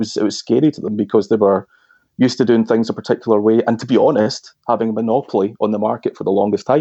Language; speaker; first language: English; native; English